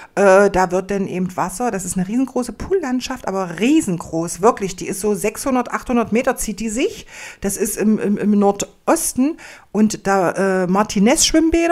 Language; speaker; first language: German; native; German